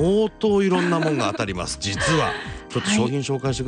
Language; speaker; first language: Japanese; native; Japanese